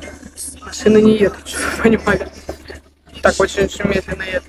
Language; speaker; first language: Russian; native; Russian